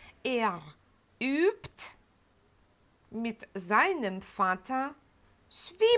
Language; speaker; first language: German; non-native, fluent; Russian